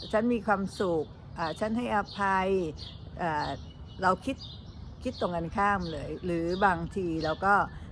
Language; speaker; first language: Thai; native; Thai